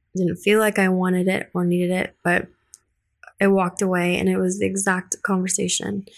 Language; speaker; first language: English; early bilingual, other home language; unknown